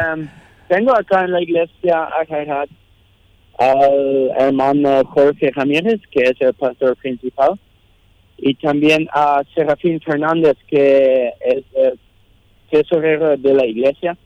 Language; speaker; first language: Spanish; non-native, local second language; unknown